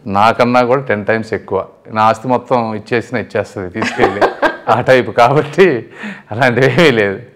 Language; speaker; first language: Telugu; native; Telugu